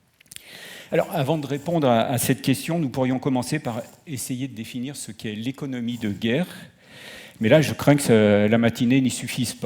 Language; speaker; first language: French; native; French